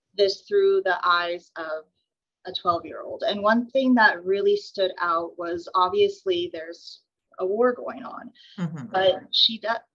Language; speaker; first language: English; native; English